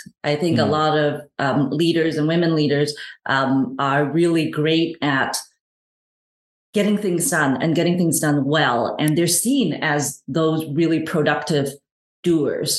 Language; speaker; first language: English; non-native, local second language; Cantonese